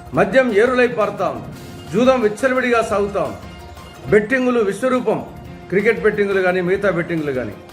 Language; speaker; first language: Telugu; native; Telugu